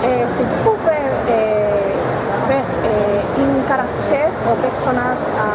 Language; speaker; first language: French; non-native, learner; Spanish